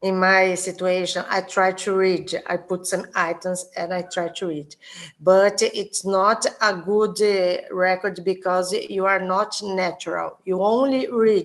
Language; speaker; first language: English; non-native, learner; Portuguese